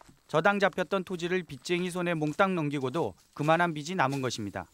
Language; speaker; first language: Korean; native; Korean